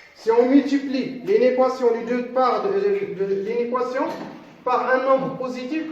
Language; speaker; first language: French; non-native, local second language; Arabic